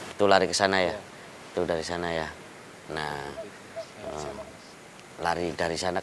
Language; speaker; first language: Indonesian; native; Indonesian